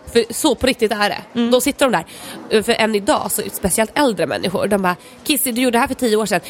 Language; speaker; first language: Swedish; early bilingual, other home language; Polish